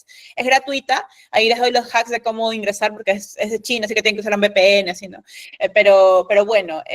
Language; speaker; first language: Spanish; native; Spanish